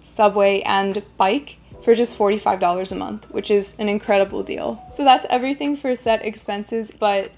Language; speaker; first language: English; native; English